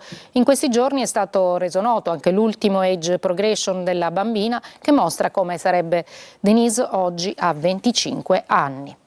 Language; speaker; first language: Italian; native; Italian